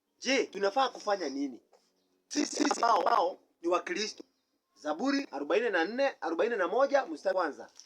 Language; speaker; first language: Swahili; non-native, local second language; Kikuyu